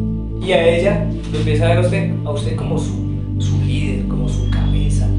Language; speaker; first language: Spanish; native; Spanish